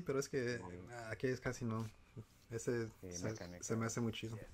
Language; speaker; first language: Spanish; native; Spanish